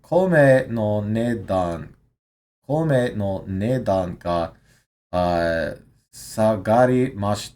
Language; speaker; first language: Japanese; non-native, learner; English